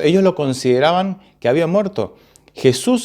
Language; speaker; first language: Spanish; native; Spanish